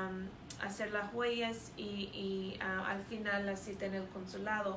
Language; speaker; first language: Spanish; non-native, fluent; English